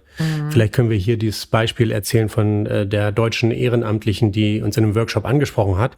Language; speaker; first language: German; native; German